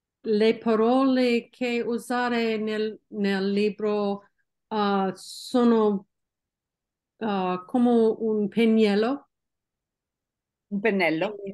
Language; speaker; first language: Italian; non-native, learner; English